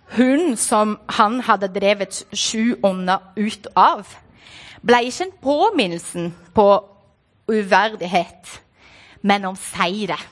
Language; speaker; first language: Norwegian; non-native, fluent; Portuguese